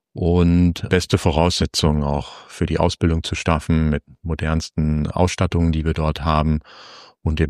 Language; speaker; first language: German; native; German